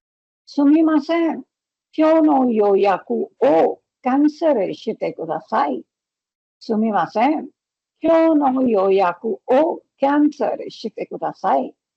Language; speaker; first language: Japanese; non-native, fluent; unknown